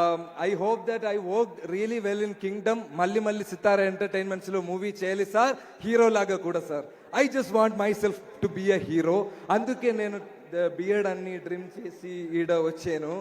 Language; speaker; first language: Telugu; non-native, learner; Malayalam